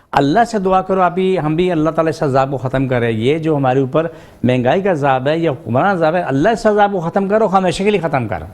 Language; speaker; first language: Urdu; non-native, local second language; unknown